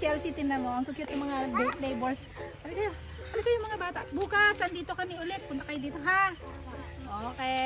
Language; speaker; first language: Filipino; non-native, local second language; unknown